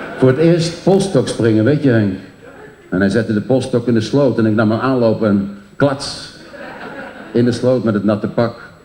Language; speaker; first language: Dutch; native; Dutch